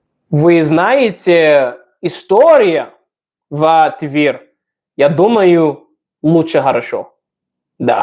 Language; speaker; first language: Russian; non-native, learner; English